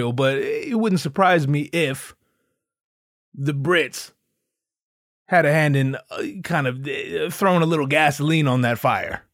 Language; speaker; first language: English; native; English